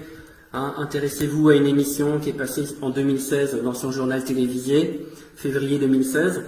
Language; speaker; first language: French; native; French